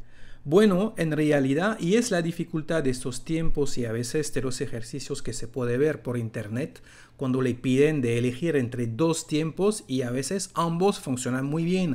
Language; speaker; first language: Spanish; non-native, fluent; French